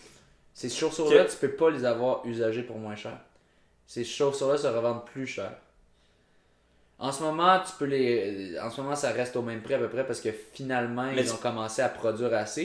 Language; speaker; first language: French; native; French